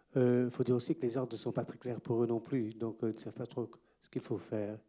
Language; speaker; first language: French; native; French